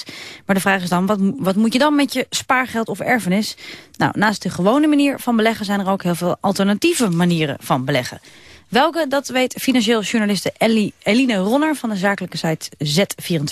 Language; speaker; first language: Dutch; native; Dutch